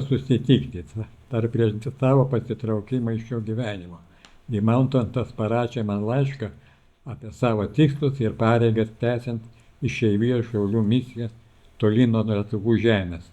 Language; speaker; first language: Lithuanian; native; Lithuanian